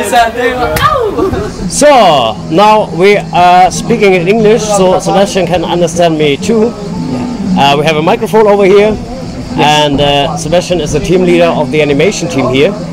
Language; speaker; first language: English; non-native, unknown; German